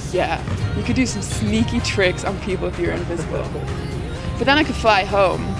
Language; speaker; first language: English; native; English